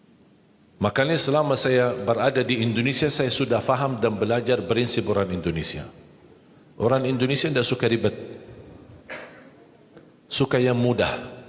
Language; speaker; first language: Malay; non-native, fluent; Arabic